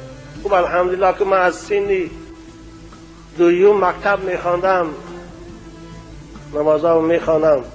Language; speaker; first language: Persian; native; Persian